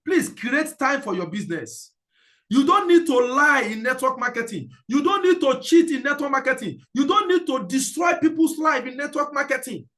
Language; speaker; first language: English; non-native, local second language; Yoruba